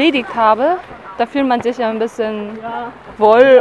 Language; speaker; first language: German; non-native, learner; Korean